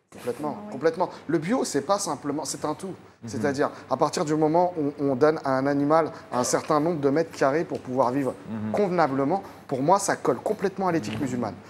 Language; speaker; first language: French; native; French